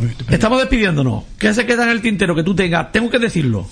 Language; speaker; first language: Spanish; native; Spanish